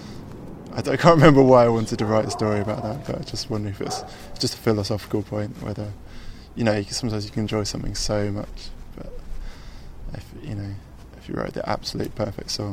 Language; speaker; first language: English; native; English